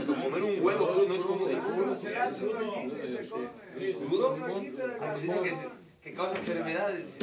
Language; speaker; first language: Spanish; native; Spanish